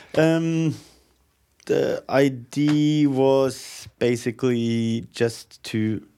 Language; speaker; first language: English; non-native, fluent; Norwegian